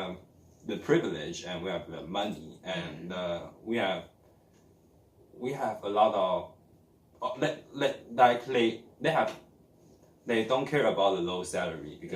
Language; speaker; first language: English; non-native, learner; Chinese